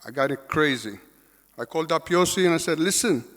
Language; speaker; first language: English; non-native, fluent; Hebrew